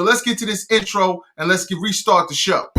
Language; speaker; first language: English; native; English